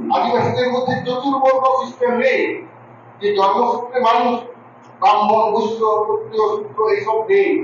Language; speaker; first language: Bangla; non-native, local second language; Santali